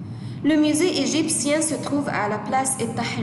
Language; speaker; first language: French; non-native, fluent; Arabic